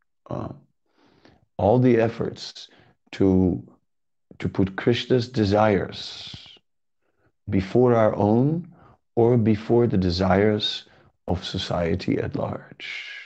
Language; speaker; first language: English; non-native, fluent; Dutch